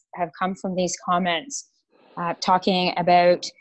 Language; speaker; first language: English; native; English